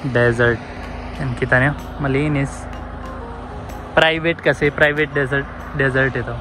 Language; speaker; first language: Filipino; non-native, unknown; Hindi